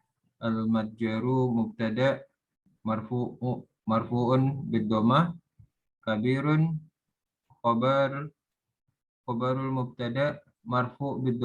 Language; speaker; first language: Arabic; non-native, learner; Indonesian